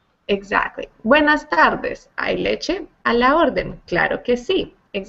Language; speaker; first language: Spanish; non-native, fluent; English